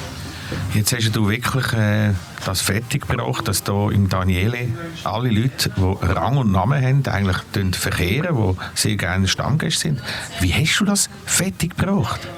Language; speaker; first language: German; native; German